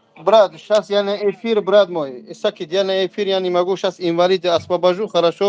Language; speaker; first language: Russian; non-native, fluent; Tajik